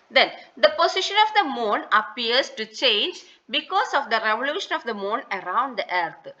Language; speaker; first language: English; non-native, local second language; Malayalam